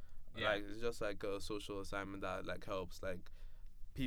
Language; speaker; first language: English; non-native, local second language; Yoruba